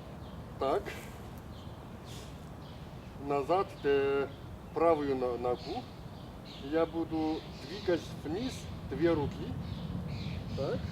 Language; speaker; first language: Russian; non-native, learner; Chinese